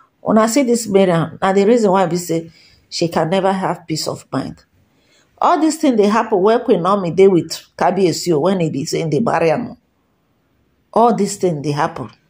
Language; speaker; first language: Nigerian Pidgin; non-native, local second language; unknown